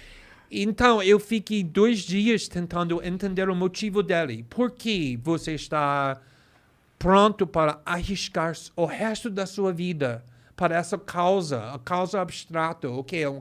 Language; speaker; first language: Portuguese; non-native, fluent; English